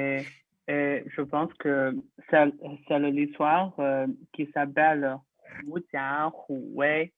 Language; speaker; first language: French; non-native, learner; Chinese